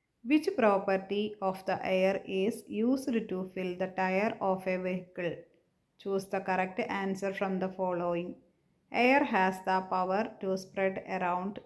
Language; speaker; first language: English; non-native, local second language; Malayalam